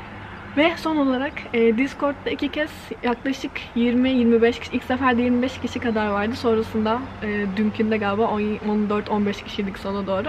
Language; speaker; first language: Turkish; native; Turkish